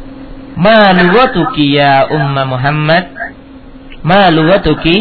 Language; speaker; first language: Arabic; non-native, fluent; Indonesian